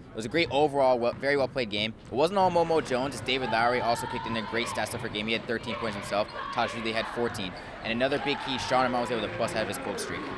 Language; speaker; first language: English; native; English